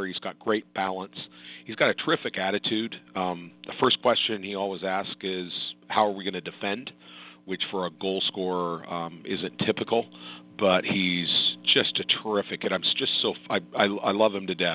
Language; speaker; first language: English; native; English